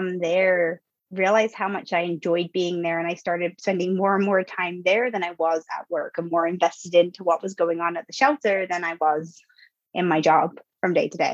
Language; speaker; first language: English; native; English